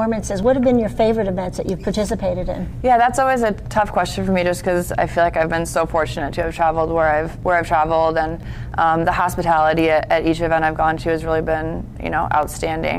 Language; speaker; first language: English; native; English